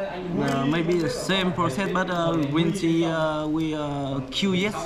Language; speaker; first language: English; non-native, learner; Vietnamese